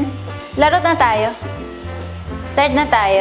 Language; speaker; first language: Filipino; non-native, fluent; Korean